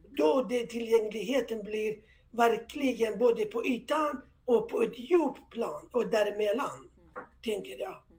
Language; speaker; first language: Swedish; non-native, fluent; Persian